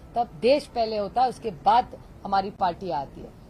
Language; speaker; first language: Hindi; non-native, local second language; Marathi